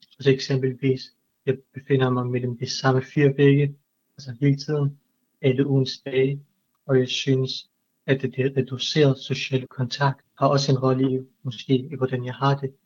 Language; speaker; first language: Danish; non-native, fluent; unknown